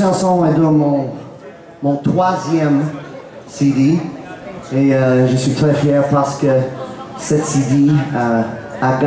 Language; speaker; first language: French; non-native, learner; English